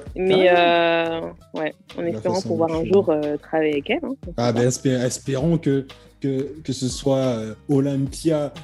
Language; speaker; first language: French; native; French